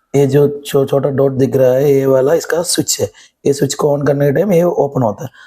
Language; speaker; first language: Hindi; non-native, local second language; Malayalam